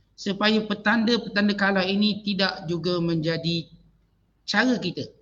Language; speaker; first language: Malay; native; Malay